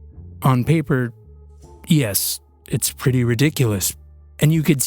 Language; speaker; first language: English; native; English